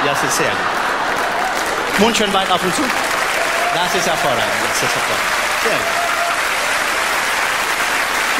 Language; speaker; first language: German; non-native, fluent; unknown